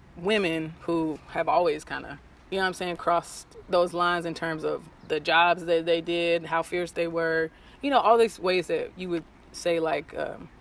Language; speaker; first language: English; native; English